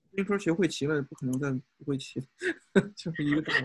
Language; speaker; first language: Chinese; native; Chinese